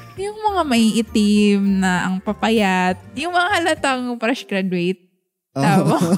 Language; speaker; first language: Filipino; non-native, local second language; Bikol